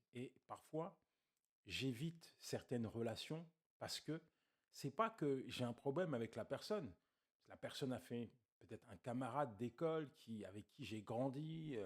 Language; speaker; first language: French; native; French